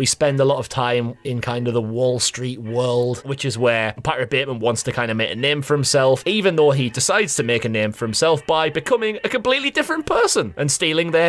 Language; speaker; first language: English; native; English